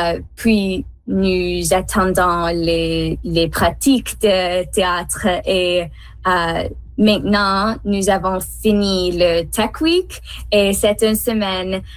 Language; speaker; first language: French; non-native, learner; English